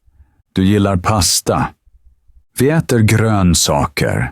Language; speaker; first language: Swedish; native; Swedish